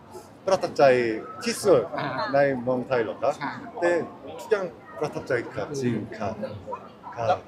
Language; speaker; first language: Thai; non-native, learner; Korean